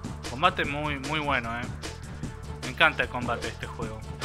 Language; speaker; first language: Spanish; native; Spanish